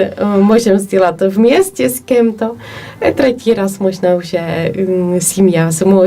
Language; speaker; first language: Russian; non-native, fluent; Polish